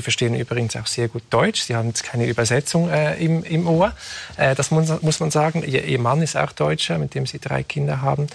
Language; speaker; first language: German; native; German